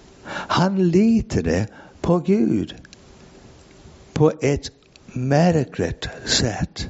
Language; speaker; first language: Swedish; non-native, fluent; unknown